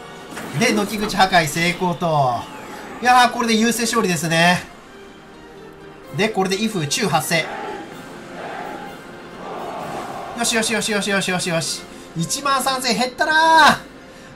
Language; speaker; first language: Japanese; native; Japanese